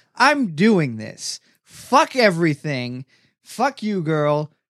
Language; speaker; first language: English; native; English